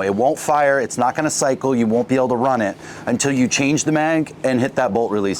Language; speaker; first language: English; native; English